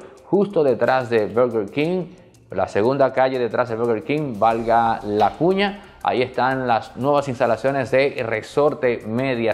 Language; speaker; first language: Spanish; native; Spanish